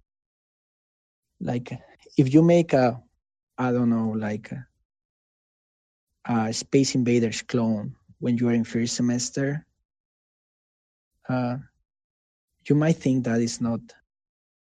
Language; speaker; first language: English; non-native, fluent; Spanish